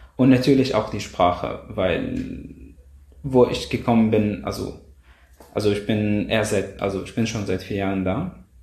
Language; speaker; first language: German; non-native, fluent; Arabic